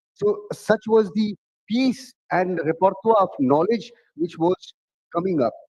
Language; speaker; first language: English; non-native, local second language; Bhojpuri